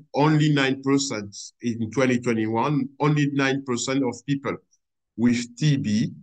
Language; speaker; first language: English; non-native, fluent; French